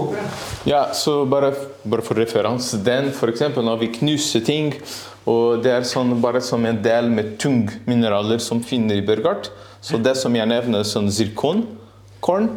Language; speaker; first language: Norwegian; non-native, learner; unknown